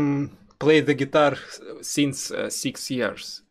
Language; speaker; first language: English; non-native, learner; Russian